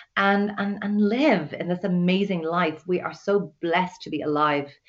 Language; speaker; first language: English; native; English